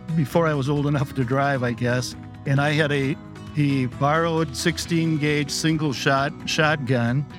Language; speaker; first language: English; native; English